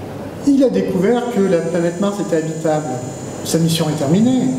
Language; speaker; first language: French; native; French